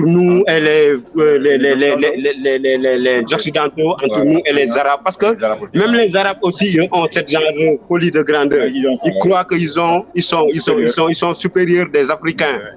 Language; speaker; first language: French; non-native, local second language; Wolof